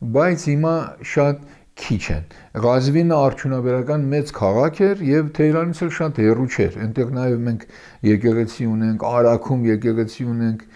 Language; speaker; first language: Armenian; early bilingual, heritage; Armenian